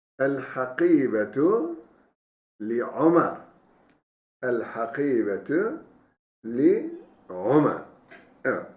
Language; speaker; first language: Arabic; non-native, fluent; Turkish